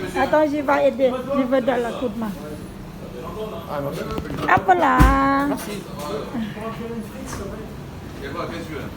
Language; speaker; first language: French; non-native, learner; Thai